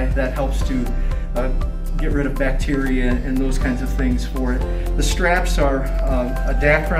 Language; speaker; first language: English; native; English